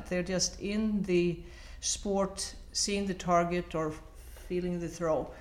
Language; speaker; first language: English; non-native, fluent; Swedish